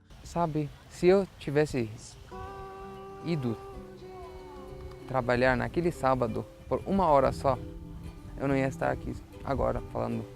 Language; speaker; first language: Portuguese; non-native, fluent; Albanian